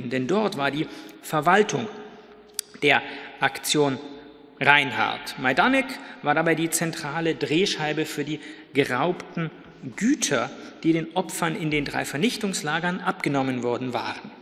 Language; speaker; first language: German; native; German